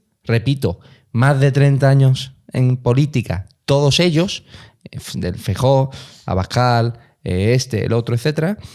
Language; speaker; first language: Spanish; native; Spanish